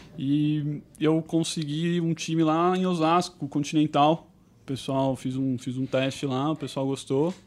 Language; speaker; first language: Portuguese; native; Portuguese